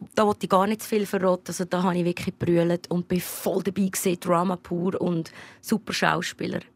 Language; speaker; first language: German; native; German